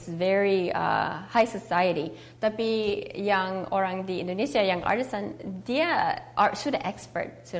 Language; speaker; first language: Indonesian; early bilingual, heritage; English